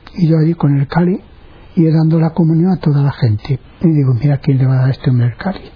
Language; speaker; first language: Spanish; native; Spanish